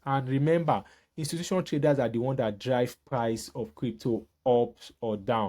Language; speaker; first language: English; native; English